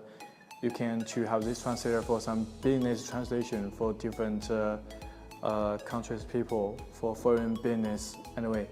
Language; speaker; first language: English; non-native, learner; Chinese